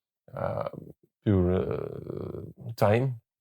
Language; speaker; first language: English; non-native, learner; Russian